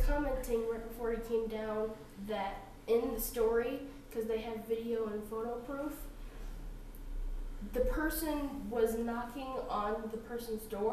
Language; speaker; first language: English; native; English